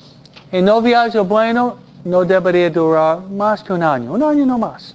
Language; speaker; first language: Spanish; non-native, fluent; English